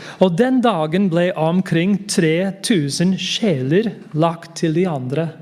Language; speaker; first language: Norwegian; non-native, fluent; English